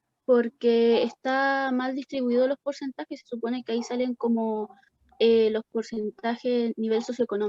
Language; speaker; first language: Spanish; native; Spanish